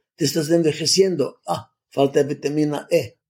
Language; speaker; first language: Spanish; non-native, fluent; Macedonian